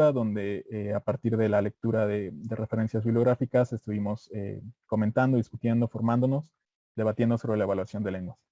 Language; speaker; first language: Spanish; native; Spanish